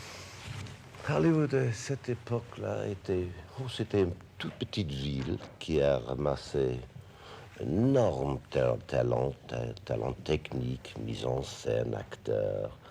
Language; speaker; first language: French; non-native, fluent; English